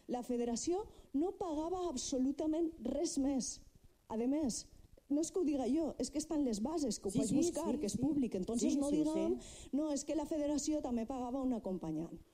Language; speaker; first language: Catalan; non-native, local second language; Spanish